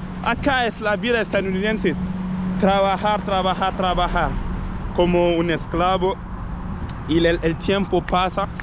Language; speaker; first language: Spanish; non-native, learner; French